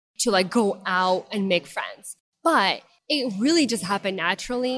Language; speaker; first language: English; non-native, fluent; Russian